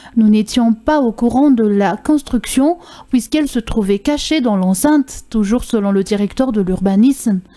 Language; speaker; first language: French; non-native, local second language; Malagasy